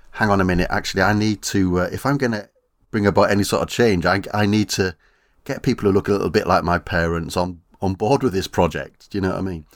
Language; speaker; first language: English; native; English